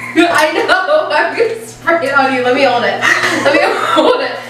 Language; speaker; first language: English; native; English